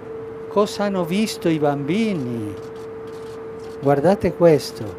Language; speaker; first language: Italian; non-native, fluent; Spanish